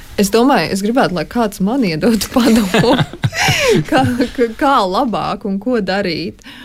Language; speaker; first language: Latvian; native; Latvian